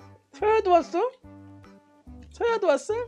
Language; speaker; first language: Korean; native; Korean